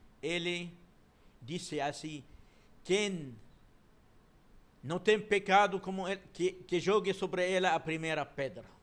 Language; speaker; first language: Portuguese; non-native, fluent; Arabic